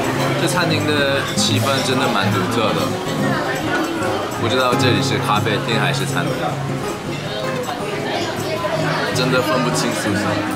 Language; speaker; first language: Chinese; non-native, fluent; Korean